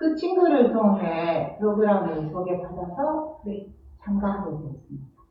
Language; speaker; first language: Korean; non-native, fluent; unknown